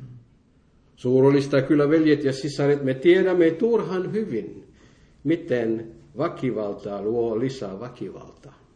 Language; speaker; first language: Finnish; non-native, fluent; French